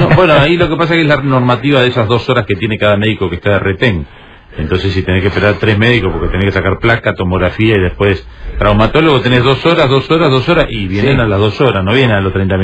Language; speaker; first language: Spanish; native; Spanish